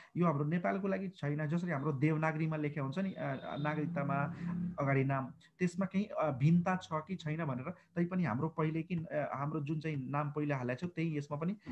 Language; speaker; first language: Nepali; non-native, local second language; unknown